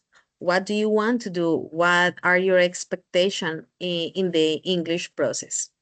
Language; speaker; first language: English; non-native, learner; Spanish